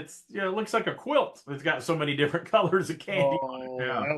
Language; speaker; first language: English; native; English